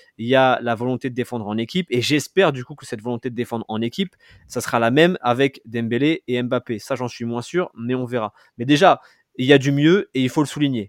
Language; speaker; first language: French; native; French